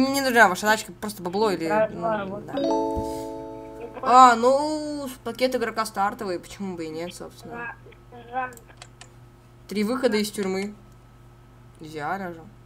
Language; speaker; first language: Russian; native; Russian